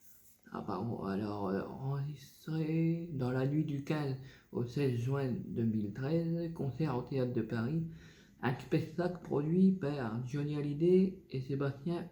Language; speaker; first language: French; native; French